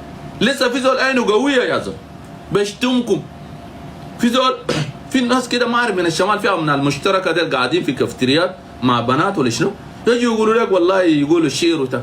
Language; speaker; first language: Arabic; native; Arabic